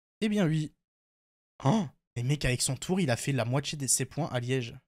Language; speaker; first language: French; native; French